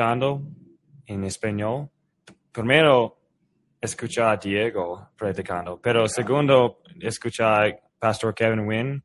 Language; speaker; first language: Spanish; non-native, learner; English